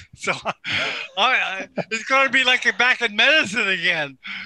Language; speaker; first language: English; native; English